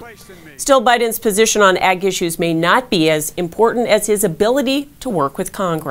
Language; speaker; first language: English; native; English